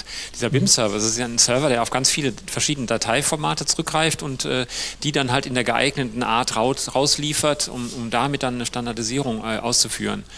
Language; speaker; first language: German; native; German